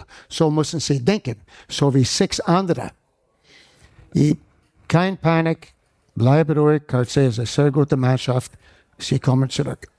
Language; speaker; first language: German; non-native, fluent; English